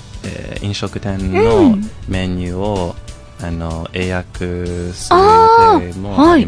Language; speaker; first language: Japanese; non-native, fluent; English